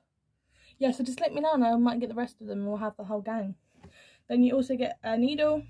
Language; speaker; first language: English; native; English